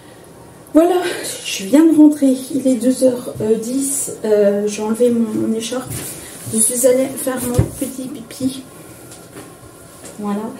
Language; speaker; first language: French; native; French